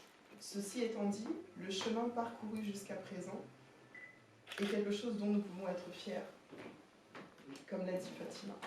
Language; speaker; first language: French; native; French